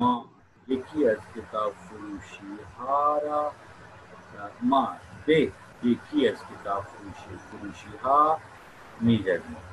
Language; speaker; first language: Persian; non-native, fluent; Urdu